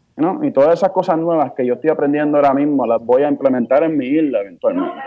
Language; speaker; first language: Spanish; native; Spanish